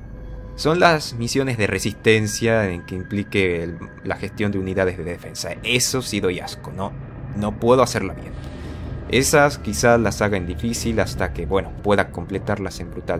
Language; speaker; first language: Spanish; native; Spanish